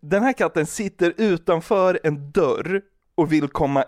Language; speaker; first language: Swedish; native; Swedish